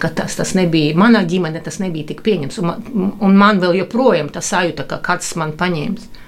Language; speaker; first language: Latvian; non-native, local second language; Russian